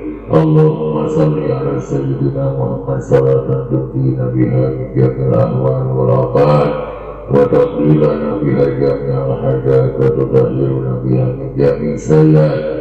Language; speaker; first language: Arabic; non-native, fluent; Sundanese